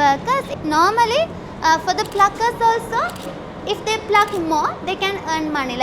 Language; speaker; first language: English; non-native, fluent; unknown